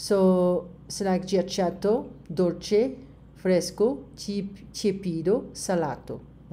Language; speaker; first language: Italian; non-native, learner; French